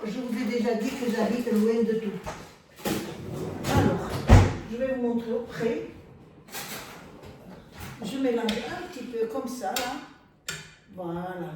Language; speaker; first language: French; non-native, fluent; Armenian